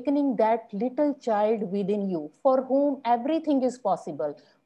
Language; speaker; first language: English; non-native, local second language; Punjabi